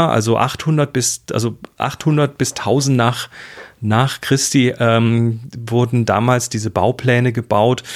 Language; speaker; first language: German; native; German